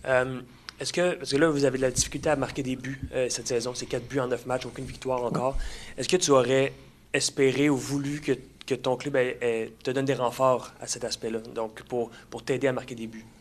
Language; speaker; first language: French; native; French